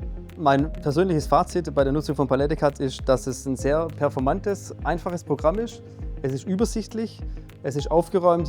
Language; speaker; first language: German; native; German